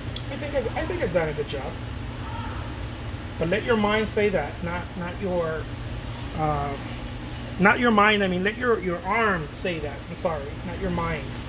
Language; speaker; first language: English; non-native, fluent; Spanish